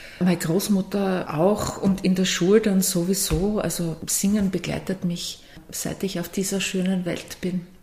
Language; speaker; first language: German; native; German